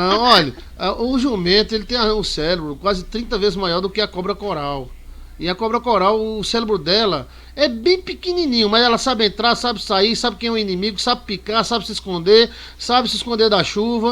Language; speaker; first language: Portuguese; native; Portuguese